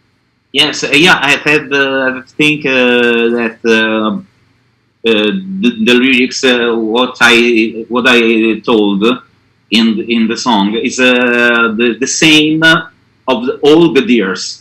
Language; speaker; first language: English; non-native, learner; Italian